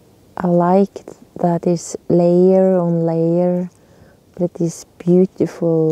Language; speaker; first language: English; non-native, learner; Norwegian